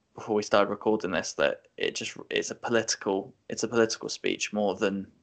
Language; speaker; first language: English; native; English